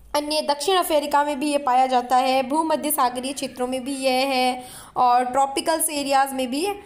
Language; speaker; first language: Hindi; native; Hindi